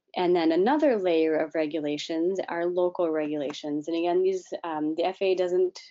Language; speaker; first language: English; native; English